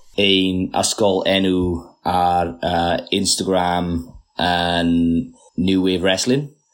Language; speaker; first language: Welsh; non-native, local second language; English